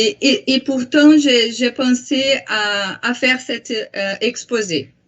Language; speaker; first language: French; non-native, fluent; Portuguese